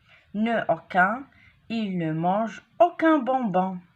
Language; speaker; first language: French; non-native, local second language; Arabic